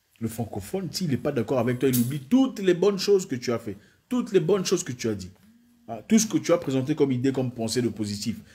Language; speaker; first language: French; non-native, local second language; Swahili